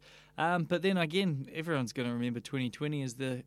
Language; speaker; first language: English; native; English